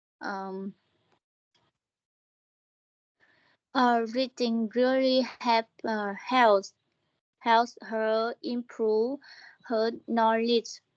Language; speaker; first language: English; non-native, learner; Vietnamese